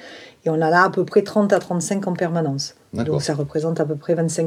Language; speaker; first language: French; native; French